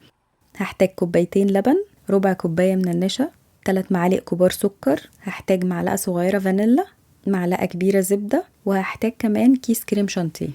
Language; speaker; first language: Arabic; native; Arabic